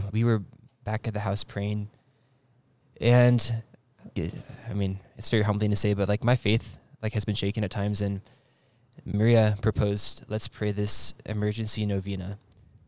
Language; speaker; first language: English; native; English